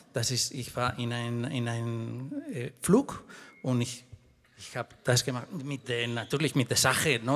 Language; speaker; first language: German; non-native, fluent; Spanish